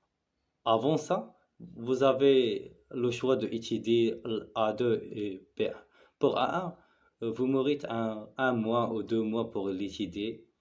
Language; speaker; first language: French; non-native, learner; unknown